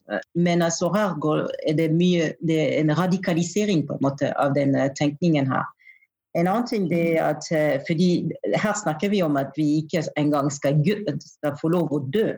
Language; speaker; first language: Norwegian; non-native, fluent; French